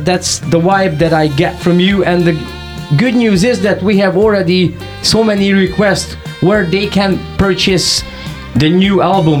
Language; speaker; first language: English; non-native, fluent; Hungarian